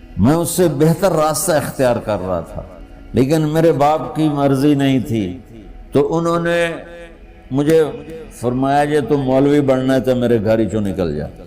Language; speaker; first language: Urdu; non-native, local second language; Punjabi